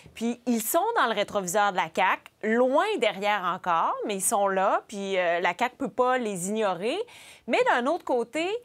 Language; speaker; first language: French; native; French